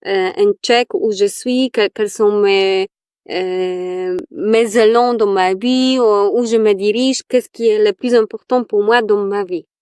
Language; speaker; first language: French; non-native, fluent; Polish